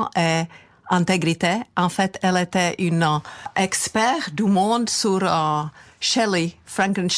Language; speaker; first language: French; non-native, fluent; Czech